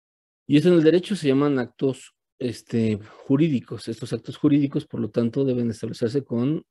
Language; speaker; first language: Spanish; native; Spanish